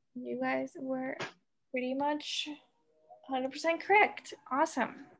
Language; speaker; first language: English; non-native, fluent; Spanish